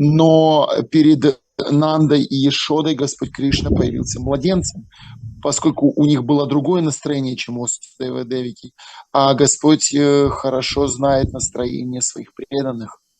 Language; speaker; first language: Russian; native; Russian